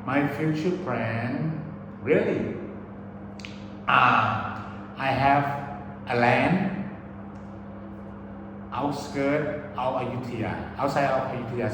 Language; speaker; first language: English; early bilingual, other home language; Thai